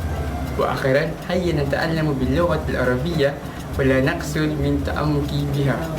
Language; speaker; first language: Arabic; non-native, learner; Malay